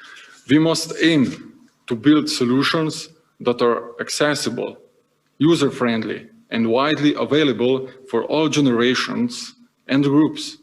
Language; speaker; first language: English; non-native, fluent; Slovenian